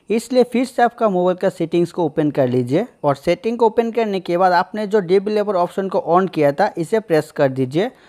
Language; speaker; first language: Hindi; non-native, local second language; Bangla